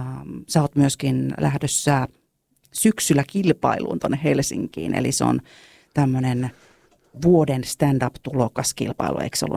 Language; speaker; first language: Finnish; native; Finnish